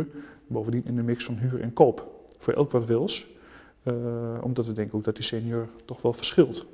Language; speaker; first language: Dutch; native; Dutch